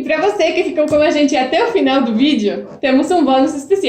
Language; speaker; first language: Portuguese; non-native, fluent; Polish